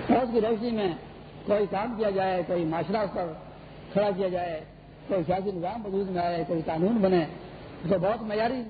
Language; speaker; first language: Urdu; non-native, local second language; Pashto